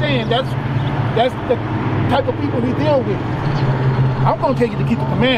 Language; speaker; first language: English; native; English